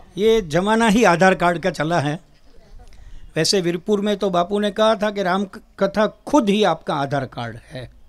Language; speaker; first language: Hindi; non-native, local second language; Gujarati